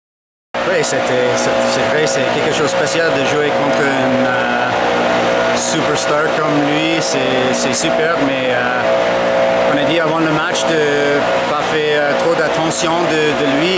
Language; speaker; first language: French; non-native, fluent; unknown